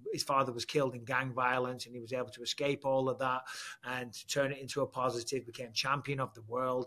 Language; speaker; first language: English; native; English